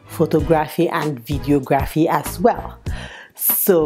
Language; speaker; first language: English; non-native, local second language; Igbo